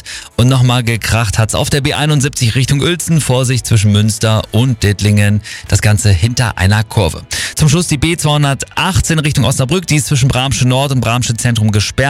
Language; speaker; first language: German; native; German